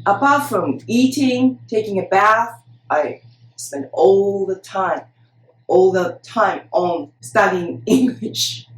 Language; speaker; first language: English; non-native, fluent; Japanese